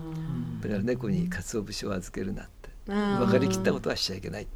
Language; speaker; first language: Japanese; native; Japanese